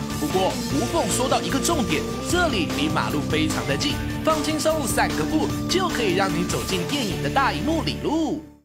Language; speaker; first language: Chinese; native; Chinese